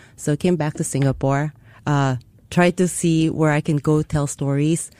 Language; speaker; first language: English; non-native, local second language; Filipino